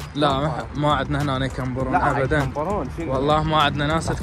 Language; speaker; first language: Arabic; native; Arabic